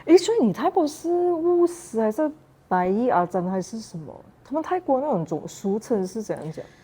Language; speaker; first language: Chinese; native; Chinese